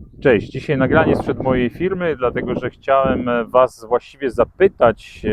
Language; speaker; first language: Polish; native; Polish